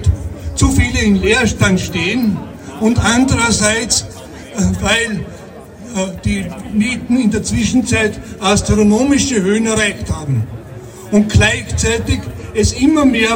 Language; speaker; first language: German; native; German